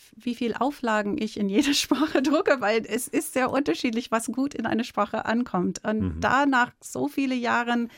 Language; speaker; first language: German; non-native, fluent; English